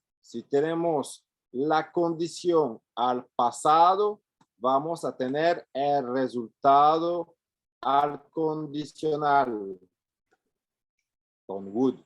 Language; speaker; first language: Spanish; non-native, fluent; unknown